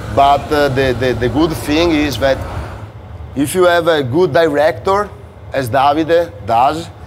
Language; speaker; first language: English; non-native, fluent; Italian